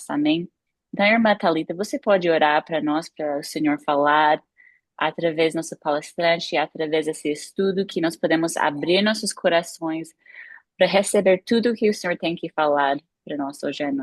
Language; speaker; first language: Portuguese; non-native, fluent; English